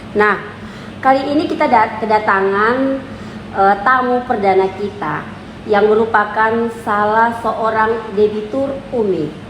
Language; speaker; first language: Indonesian; native; Indonesian